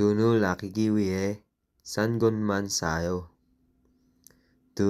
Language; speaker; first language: Korean; non-native, learner; Filipino